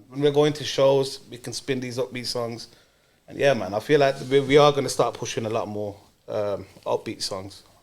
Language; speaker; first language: English; native; English